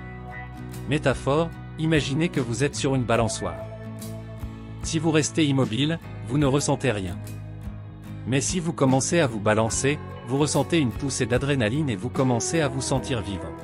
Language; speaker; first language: French; native; French